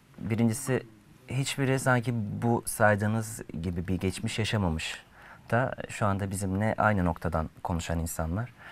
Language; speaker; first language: Turkish; native; Turkish